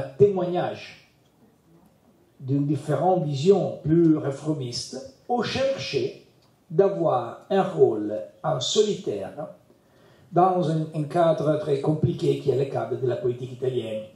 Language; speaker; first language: French; non-native, learner; Italian